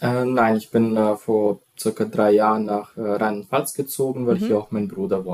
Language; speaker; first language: German; non-native, fluent; Serbian